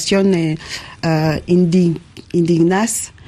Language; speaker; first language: Spanish; non-native, learner; French